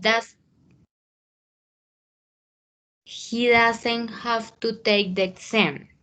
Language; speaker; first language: English; non-native, learner; Spanish